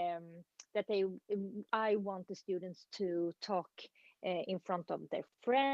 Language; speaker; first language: English; non-native, fluent; Swedish